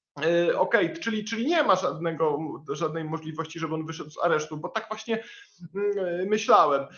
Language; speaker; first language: Polish; native; Polish